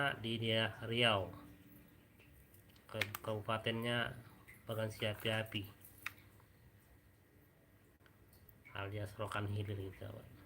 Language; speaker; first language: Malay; non-native, local second language; Minangkabau